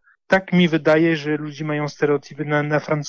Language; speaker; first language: Polish; non-native, learner; French